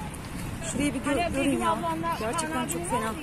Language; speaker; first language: Turkish; native; Turkish